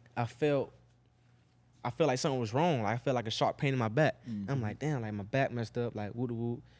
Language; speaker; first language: English; native; English